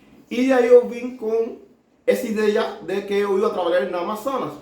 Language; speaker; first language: Portuguese; non-native, learner; Spanish